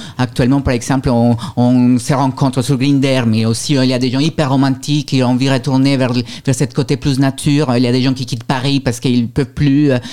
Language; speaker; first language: French; non-native, fluent; Spanish